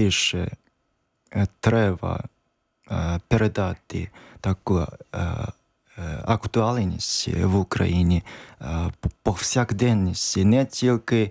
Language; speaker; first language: Ukrainian; non-native, learner; Japanese